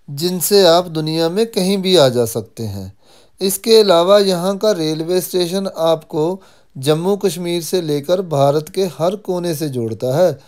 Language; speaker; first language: Hindi; non-native, local second language; Punjabi